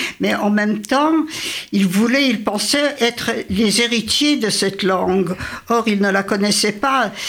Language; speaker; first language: French; early bilingual, other home language; Yiddish